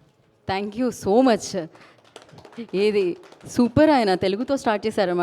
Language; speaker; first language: Telugu; native; Telugu